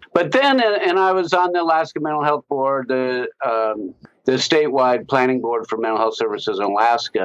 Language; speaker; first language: English; native; English